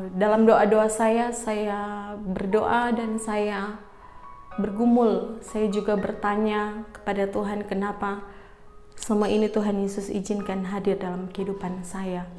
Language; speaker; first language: Indonesian; native; Indonesian